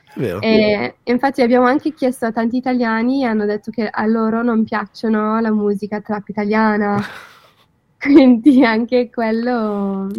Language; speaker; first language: Italian; non-native, fluent; English